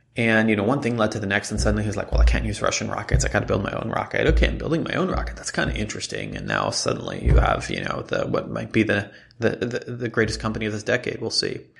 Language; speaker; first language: English; non-native, fluent; Hebrew